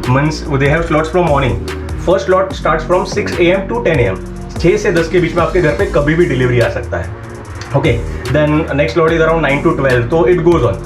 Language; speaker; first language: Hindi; non-native, local second language; Marathi